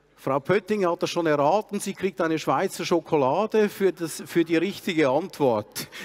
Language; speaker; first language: German; native; German